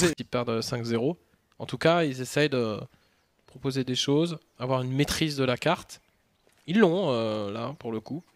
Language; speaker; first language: French; native; French